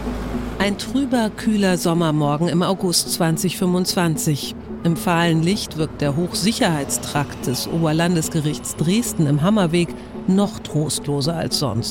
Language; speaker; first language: German; native; German